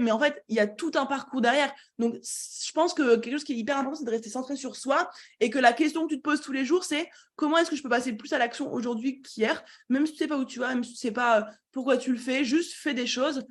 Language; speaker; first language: French; native; French